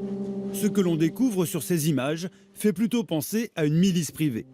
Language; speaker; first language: French; native; French